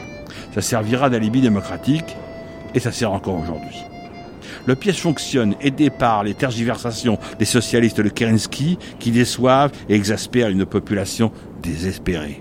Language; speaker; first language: French; native; French